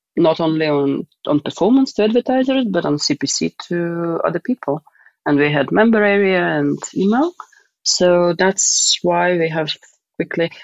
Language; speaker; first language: English; non-native, fluent; Russian